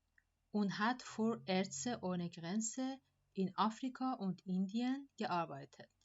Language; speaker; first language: German; non-native, fluent; Persian